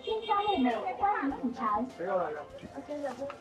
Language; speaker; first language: Chinese; native; Chinese